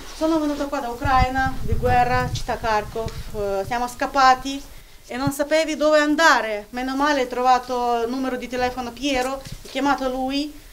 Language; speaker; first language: Italian; non-native, learner; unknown